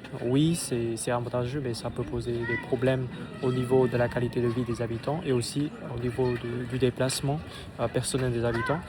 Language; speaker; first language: French; non-native, fluent; Vietnamese